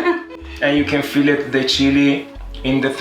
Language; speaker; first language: English; non-native, fluent; Italian